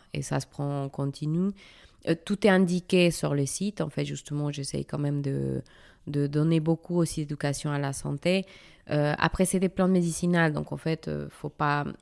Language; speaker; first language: French; non-native, fluent; Spanish